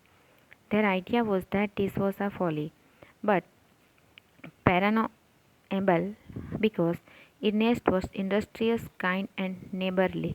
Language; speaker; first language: English; non-native, local second language; Gujarati